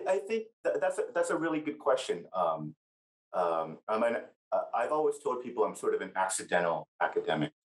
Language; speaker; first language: English; native; English